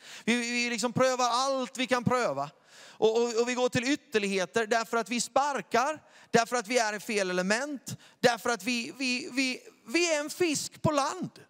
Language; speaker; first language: Swedish; native; Swedish